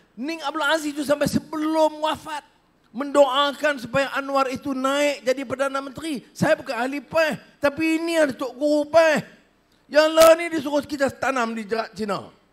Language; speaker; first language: Malay; native; Malay